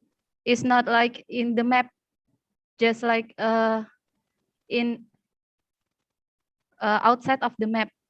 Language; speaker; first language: English; non-native, learner; Indonesian